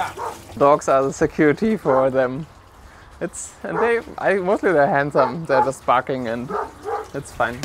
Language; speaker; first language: English; non-native, fluent; German